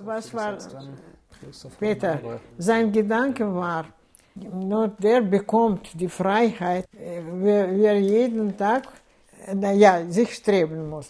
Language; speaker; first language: German; non-native, fluent; Russian